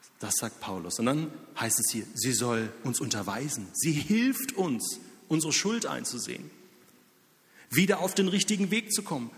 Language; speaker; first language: German; native; German